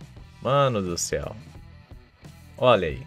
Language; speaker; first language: Portuguese; native; Portuguese